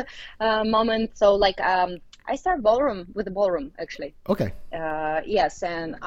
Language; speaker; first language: English; non-native, fluent; Uzbek